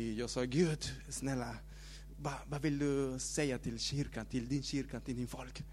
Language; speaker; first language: Swedish; non-native, learner; Spanish